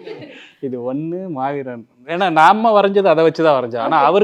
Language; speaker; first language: Tamil; native; Tamil